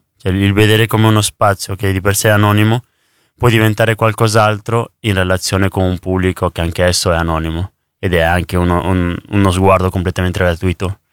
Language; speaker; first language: Italian; early bilingual, other home language; Spanish